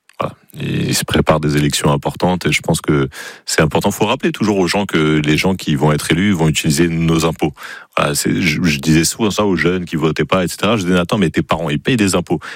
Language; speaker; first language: French; native; French